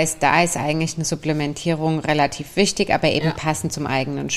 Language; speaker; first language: German; native; German